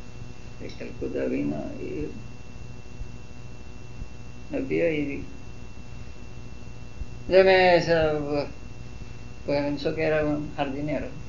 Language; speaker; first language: Spanish; non-native, fluent; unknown